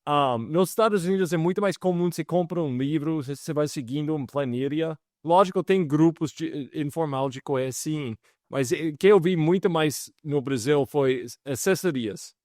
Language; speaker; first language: Portuguese; non-native, fluent; English